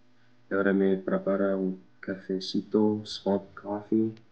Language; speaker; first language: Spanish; non-native, learner; English